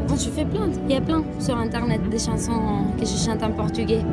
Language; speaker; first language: French; non-native, fluent; Spanish